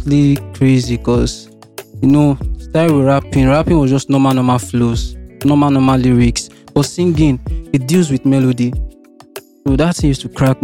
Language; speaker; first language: English; non-native, local second language; Yoruba